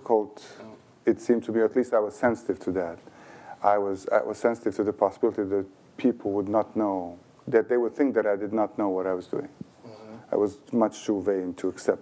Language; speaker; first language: English; non-native, fluent; Bosnian